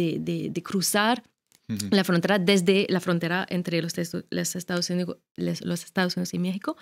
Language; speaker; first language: Spanish; non-native, fluent; French